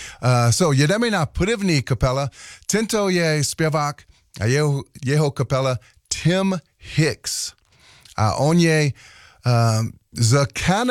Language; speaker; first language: Czech; non-native, learner; English